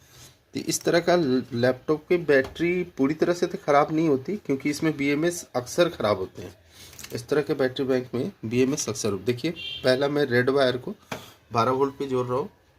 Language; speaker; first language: Hindi; native; Hindi